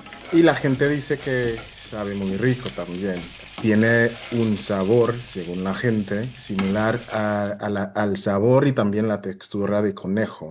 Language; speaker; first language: Spanish; non-native, fluent; English